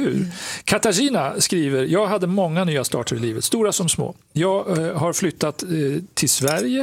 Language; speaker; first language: Swedish; native; Swedish